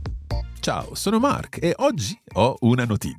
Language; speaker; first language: Italian; non-native, fluent; English